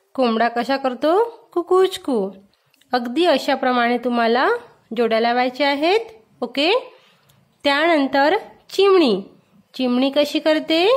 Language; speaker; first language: Marathi; non-native, local second language; Hindi